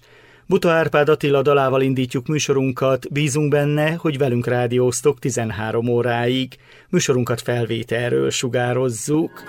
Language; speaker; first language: Hungarian; native; Hungarian